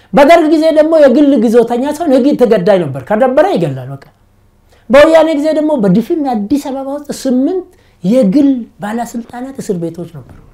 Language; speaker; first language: Amharic; non-native, local second language; Oromo